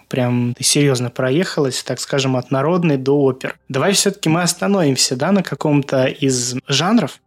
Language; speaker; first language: Russian; non-native, local second language; Azerbaijani